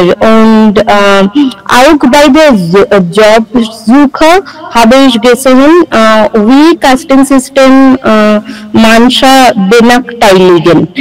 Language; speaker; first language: German; non-native, learner; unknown